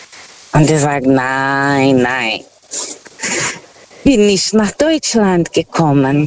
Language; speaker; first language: German; non-native, fluent; Portuguese